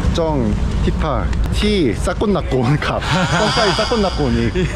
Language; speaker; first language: Thai; non-native, learner; Korean